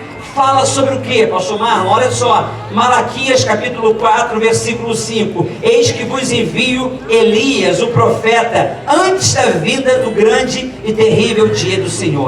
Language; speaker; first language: Portuguese; native; Portuguese